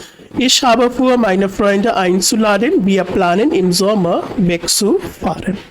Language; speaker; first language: German; non-native, fluent; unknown